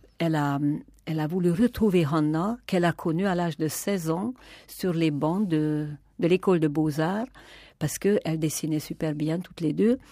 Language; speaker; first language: French; non-native, fluent; Hungarian